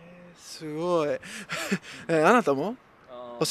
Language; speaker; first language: Japanese; non-native, learner; English